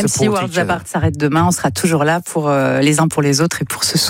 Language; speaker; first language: French; native; French